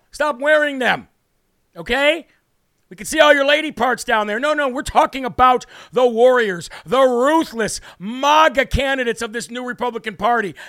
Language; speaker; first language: English; native; English